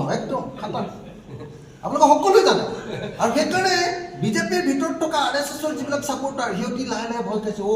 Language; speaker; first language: Assamese; native; Assamese